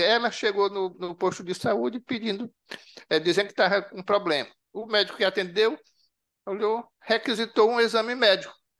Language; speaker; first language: Portuguese; native; Portuguese